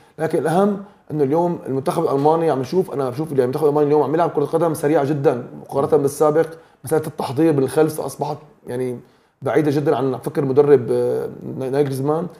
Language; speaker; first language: Arabic; native; Arabic